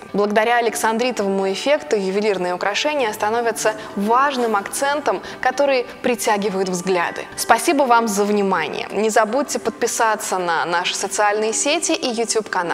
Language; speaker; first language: Russian; native; Russian